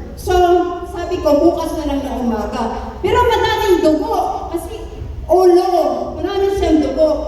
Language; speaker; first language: Filipino; non-native, local second language; Hiligaynon